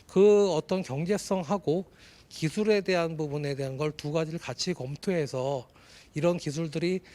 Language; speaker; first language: Korean; native; Korean